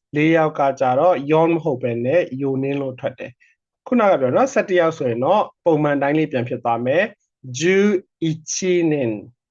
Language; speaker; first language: Burmese; native; Burmese